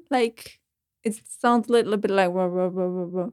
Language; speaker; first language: English; non-native, fluent; German